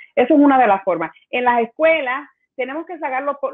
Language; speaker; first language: Spanish; early bilingual, heritage; Spanish